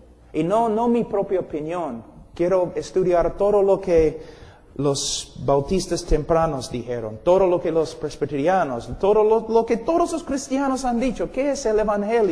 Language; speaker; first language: Spanish; non-native, fluent; English